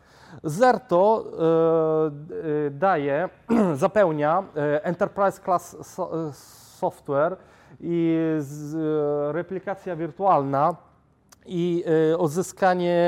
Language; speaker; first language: Polish; non-native, fluent; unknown